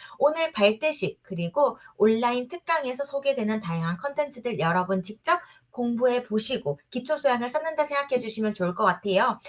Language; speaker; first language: Korean; native; Korean